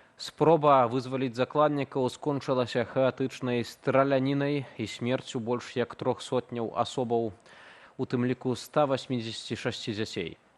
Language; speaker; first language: Belarusian; native; Belarusian